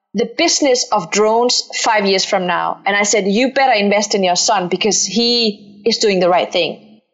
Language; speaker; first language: English; non-native, fluent; Danish